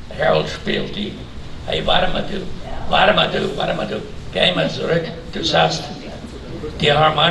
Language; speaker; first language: German; early bilingual, heritage; German